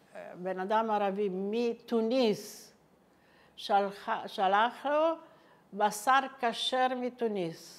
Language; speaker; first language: Hebrew; non-native, fluent; Italian